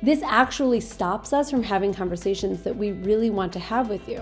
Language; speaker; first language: English; native; English